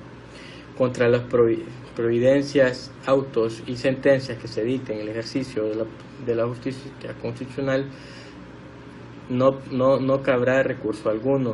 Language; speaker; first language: Spanish; native; Spanish